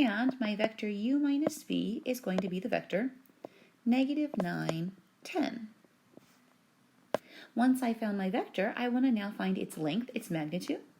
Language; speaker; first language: English; native; English